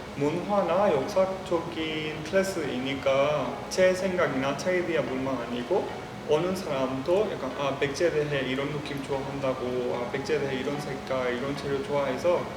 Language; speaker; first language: Korean; non-native, learner; Spanish